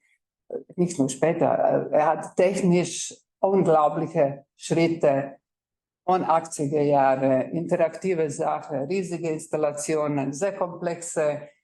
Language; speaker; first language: German; non-native, fluent; Croatian